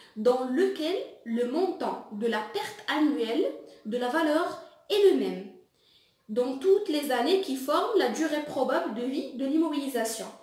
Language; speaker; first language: French; non-native, local second language; Arabic